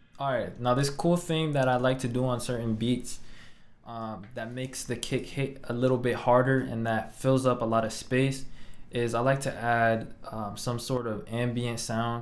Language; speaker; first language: English; native; English